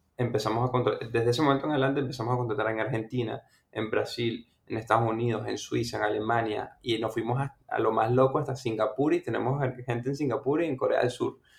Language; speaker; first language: Spanish; native; Spanish